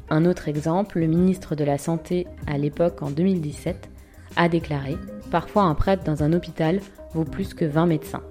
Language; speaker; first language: French; native; French